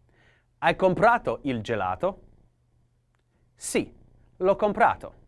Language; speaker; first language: Italian; non-native, learner; English